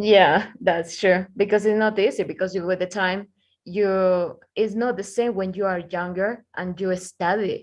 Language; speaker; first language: English; non-native, learner; Spanish